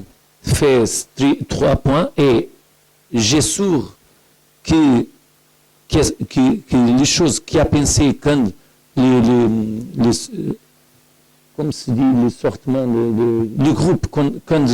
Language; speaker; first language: French; non-native, learner; Portuguese